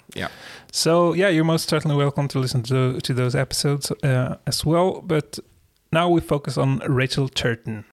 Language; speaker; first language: English; non-native, fluent; Swedish